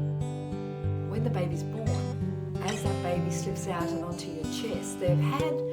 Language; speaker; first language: English; native; English